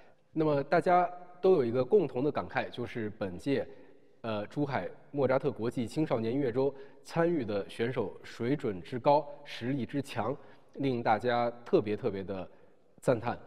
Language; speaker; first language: Chinese; native; Chinese